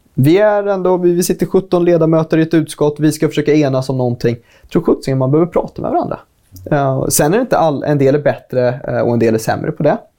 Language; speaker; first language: Swedish; native; Swedish